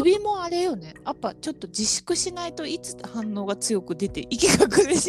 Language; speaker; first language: Japanese; native; Japanese